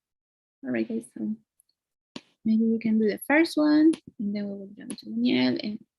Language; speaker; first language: English; non-native, fluent; Spanish